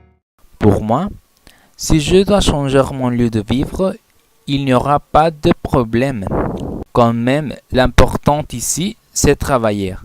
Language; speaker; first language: French; non-native, learner; Spanish